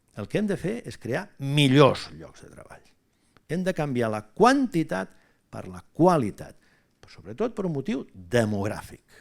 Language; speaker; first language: Catalan; native; Catalan